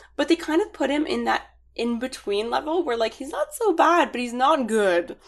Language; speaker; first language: English; early bilingual, other home language; Arabic